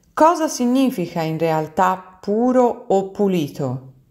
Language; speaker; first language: Italian; non-native, fluent; German